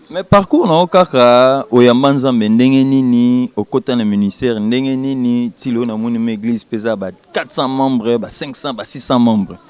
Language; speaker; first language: Lingala; native; Lingala